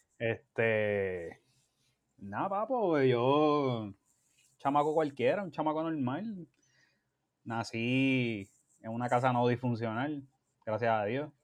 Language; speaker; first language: Spanish; native; Spanish